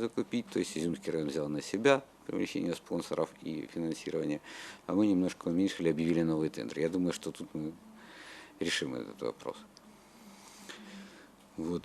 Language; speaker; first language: Russian; native; Russian